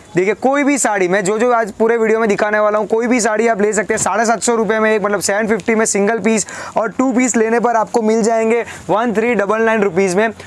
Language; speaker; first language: Hindi; non-native, local second language; Gujarati